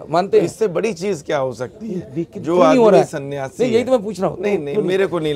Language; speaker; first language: Hindi; native; Hindi